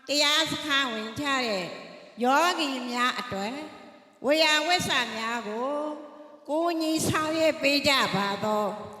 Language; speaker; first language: Burmese; native; Burmese